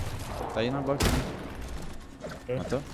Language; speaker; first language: Portuguese; native; Portuguese